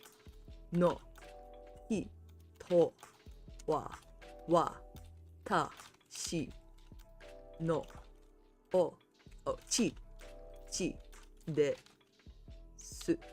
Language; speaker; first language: Japanese; non-native, learner; English